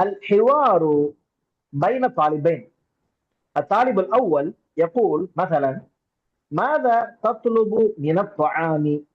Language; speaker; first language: Arabic; non-native, fluent; Tamil